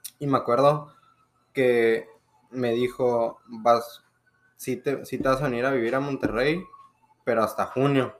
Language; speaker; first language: Spanish; native; Spanish